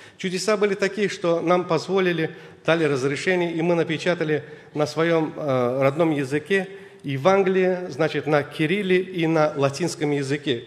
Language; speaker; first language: Russian; non-native, local second language; Azerbaijani